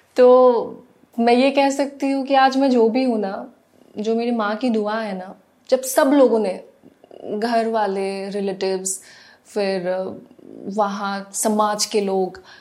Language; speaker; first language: Hindi; non-native, local second language; Assamese